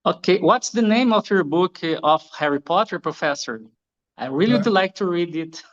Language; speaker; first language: English; non-native, learner; Portuguese